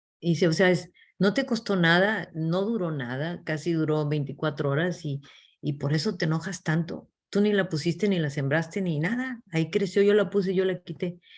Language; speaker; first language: Spanish; early bilingual, heritage; English